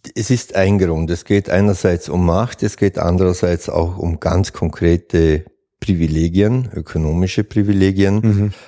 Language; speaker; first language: German; native; German